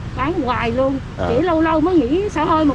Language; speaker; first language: Vietnamese; native; Vietnamese